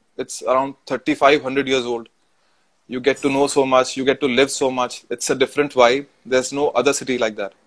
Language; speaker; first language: English; non-native, local second language; Hindi